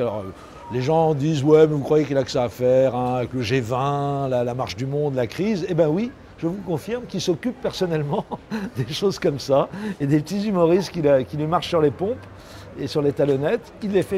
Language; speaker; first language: French; native; French